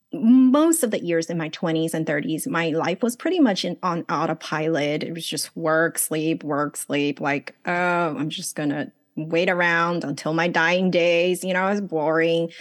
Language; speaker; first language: English; early bilingual, other home language; Chinese